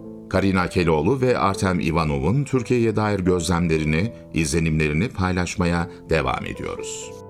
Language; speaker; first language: Turkish; native; Turkish